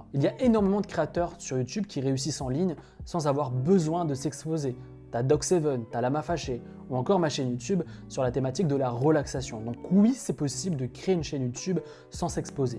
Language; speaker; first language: French; native; French